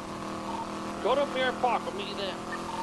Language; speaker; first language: English; native; English